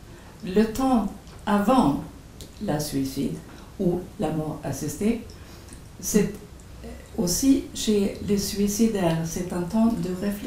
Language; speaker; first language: French; non-native, fluent; Swedish